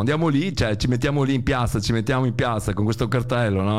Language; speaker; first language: Italian; native; Italian